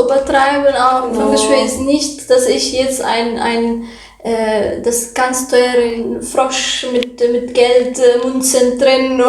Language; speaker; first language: German; non-native, learner; Arabic